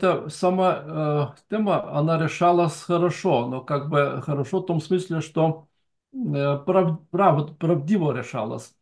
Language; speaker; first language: Russian; non-native, fluent; Lithuanian